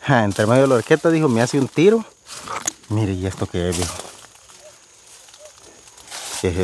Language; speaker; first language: Spanish; native; Spanish